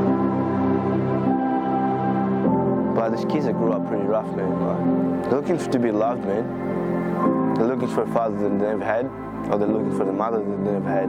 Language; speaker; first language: English; early bilingual, other home language; Greek